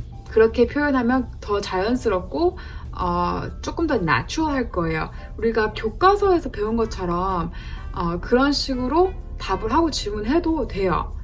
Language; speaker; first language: Korean; early bilingual, heritage; Korean